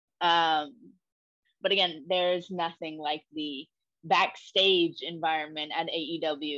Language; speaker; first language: English; native; English